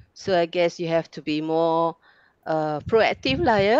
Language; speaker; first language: English; non-native, local second language; Malay